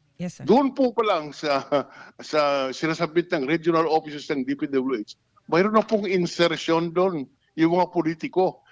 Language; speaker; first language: Filipino; non-native, local second language; Hiligaynon